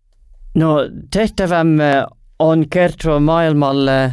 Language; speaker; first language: Finnish; non-native, learner; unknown